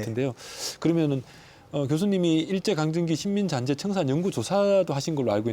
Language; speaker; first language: Korean; native; Korean